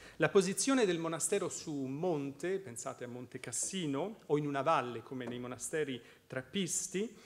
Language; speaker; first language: Italian; native; Italian